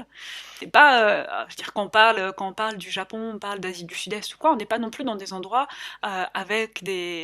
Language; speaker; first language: French; native; French